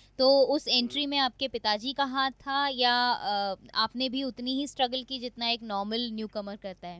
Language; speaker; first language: Hindi; native; Hindi